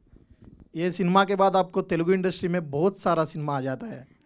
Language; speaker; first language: Hindi; non-native, local second language; Telugu